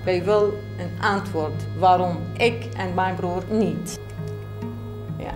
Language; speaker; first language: Dutch; non-native, learner; Arabic